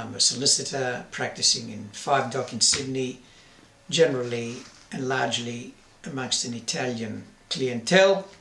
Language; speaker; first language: English; native; English